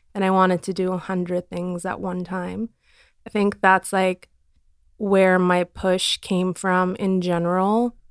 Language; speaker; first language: English; non-native, fluent; Armenian